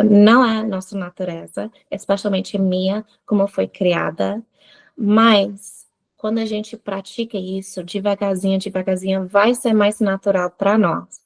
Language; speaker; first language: Portuguese; non-native, fluent; English